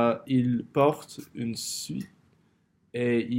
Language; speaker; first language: French; non-native, learner; English